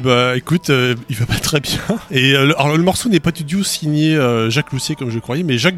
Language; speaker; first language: French; native; French